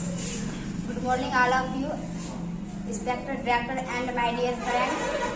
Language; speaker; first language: English; non-native, learner; Hindi